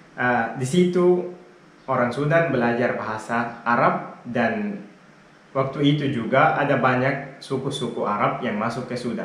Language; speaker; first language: Indonesian; non-native, fluent; Arabic